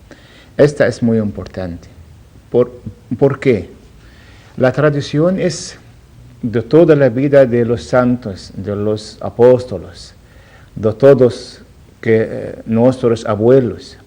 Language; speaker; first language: Spanish; non-native, learner; Arabic